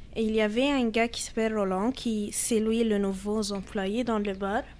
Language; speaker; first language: French; non-native, fluent; Arabic